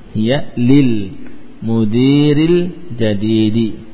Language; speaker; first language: Arabic; non-native, fluent; Indonesian